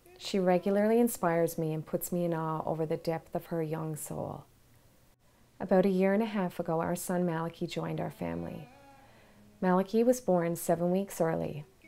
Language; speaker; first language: English; native; English